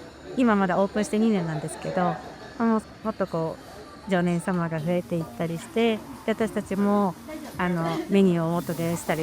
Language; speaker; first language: Japanese; native; Japanese